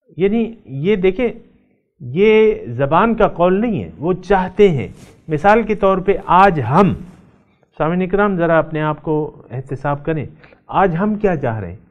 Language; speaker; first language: Urdu; non-native, local second language; Pashto